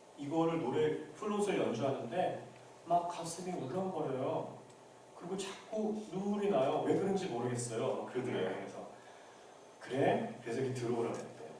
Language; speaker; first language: Korean; native; Korean